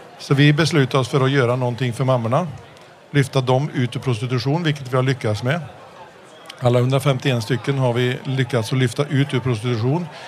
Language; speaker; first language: Swedish; early bilingual, heritage; Swedish